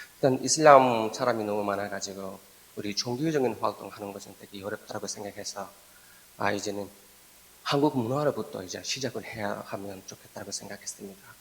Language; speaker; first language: Korean; non-native, fluent; Bangla